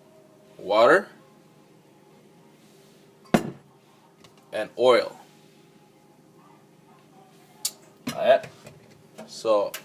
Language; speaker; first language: English; non-native, local second language; French